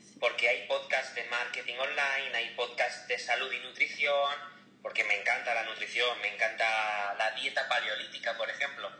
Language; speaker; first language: Spanish; native; Spanish